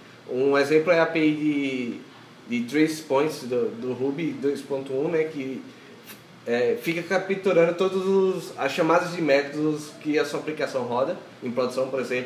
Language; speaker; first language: Portuguese; native; Portuguese